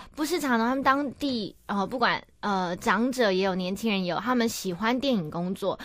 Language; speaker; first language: Chinese; native; Chinese